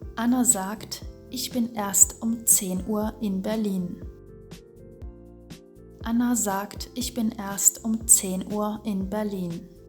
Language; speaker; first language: German; non-native, fluent; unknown